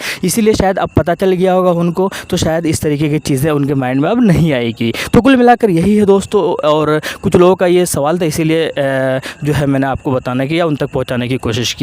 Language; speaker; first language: Hindi; native; Hindi